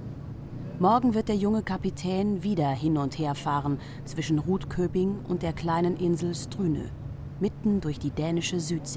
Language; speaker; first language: German; native; German